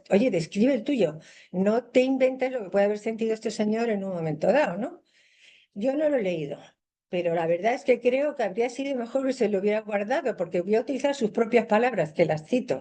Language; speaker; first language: Spanish; native; Spanish